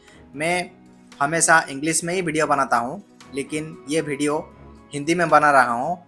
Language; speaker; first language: Hindi; non-native, local second language; Odia